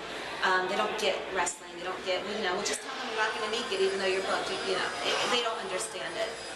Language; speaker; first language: English; native; English